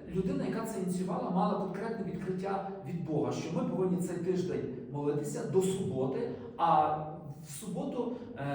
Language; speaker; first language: Ukrainian; native; Ukrainian